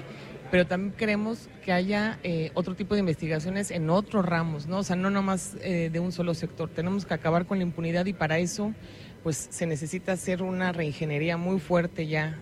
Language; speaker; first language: Spanish; native; Spanish